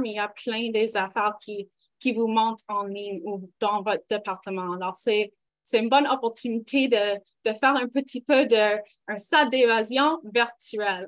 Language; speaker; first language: French; non-native, local second language; English